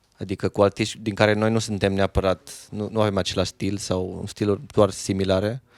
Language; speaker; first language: Romanian; native; Romanian